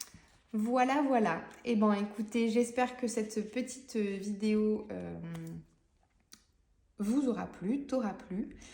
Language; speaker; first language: French; native; French